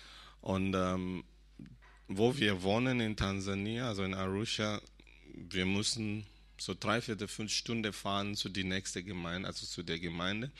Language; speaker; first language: German; non-native, fluent; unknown